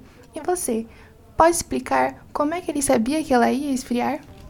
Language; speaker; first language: Portuguese; native; Portuguese